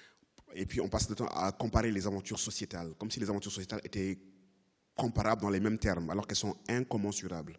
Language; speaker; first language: French; native; French